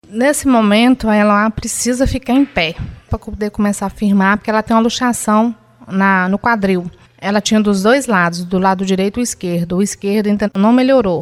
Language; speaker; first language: Portuguese; native; Portuguese